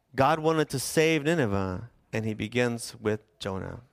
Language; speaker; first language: English; native; English